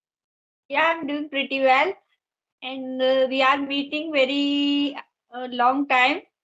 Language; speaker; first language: English; non-native, learner; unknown